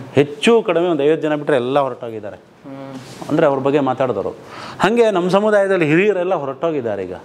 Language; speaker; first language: Kannada; non-native, local second language; Lambadi